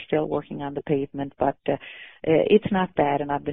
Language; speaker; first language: English; native; English